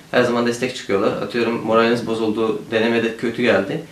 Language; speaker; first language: Turkish; early bilingual, heritage; Turkish